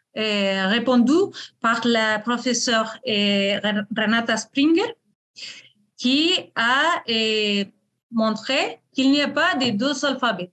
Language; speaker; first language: French; non-native, fluent; Spanish